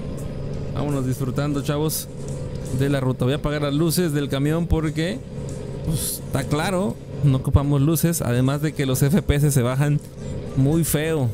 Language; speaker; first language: Spanish; native; Spanish